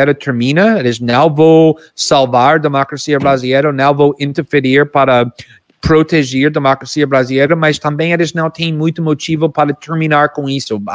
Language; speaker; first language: Portuguese; non-native, fluent; English